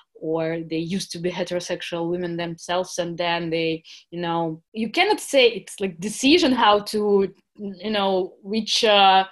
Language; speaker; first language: English; non-native, fluent; Russian